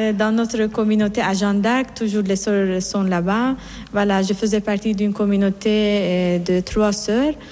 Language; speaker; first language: French; non-native, fluent; Persian